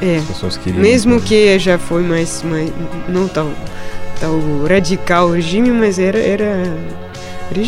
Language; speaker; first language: Portuguese; non-native, fluent; Russian